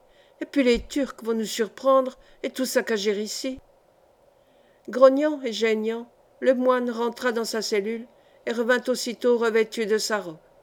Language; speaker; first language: French; native; French